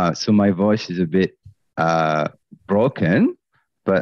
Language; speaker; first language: English; non-native, fluent; French